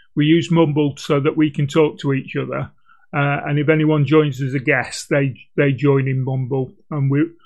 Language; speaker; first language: English; native; English